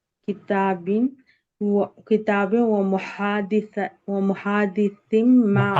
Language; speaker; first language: Arabic; non-native, learner; Urdu